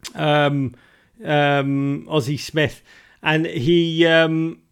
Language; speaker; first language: English; native; English